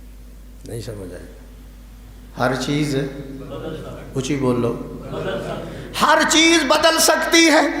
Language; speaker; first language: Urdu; non-native, local second language; Punjabi